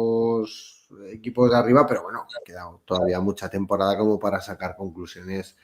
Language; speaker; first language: Spanish; native; Spanish